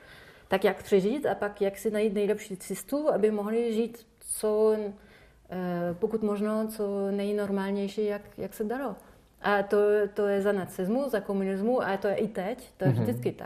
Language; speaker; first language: Czech; non-native, fluent; French